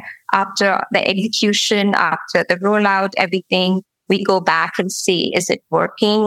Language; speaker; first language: English; non-native, local second language; Gujarati